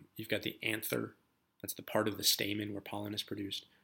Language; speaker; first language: English; native; English